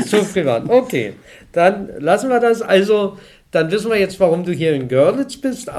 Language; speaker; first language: German; native; German